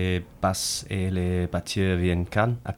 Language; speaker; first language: French; non-native, learner; English